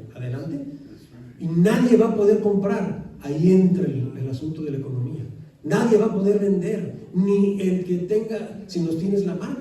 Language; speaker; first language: Spanish; native; Spanish